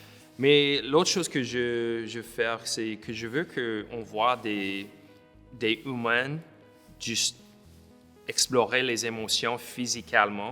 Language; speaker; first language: French; non-native, local second language; English